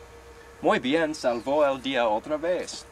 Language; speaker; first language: Spanish; non-native, learner; English